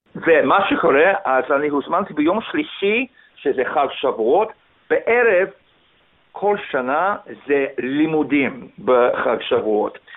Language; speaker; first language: Hebrew; non-native, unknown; English